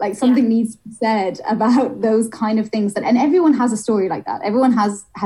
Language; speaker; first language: English; native; English